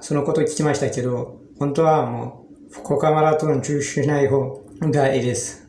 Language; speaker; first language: Japanese; non-native, learner; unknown